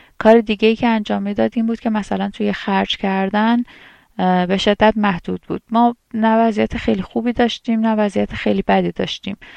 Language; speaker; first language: Persian; native; Persian